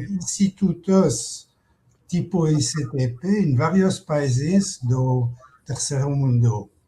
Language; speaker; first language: Portuguese; non-native, fluent; French